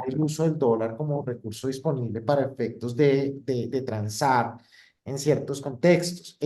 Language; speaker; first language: Spanish; native; Spanish